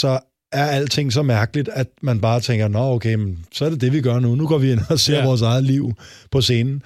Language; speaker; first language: Danish; native; Danish